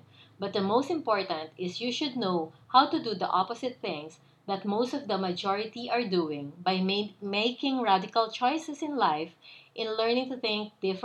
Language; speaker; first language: English; non-native, local second language; Filipino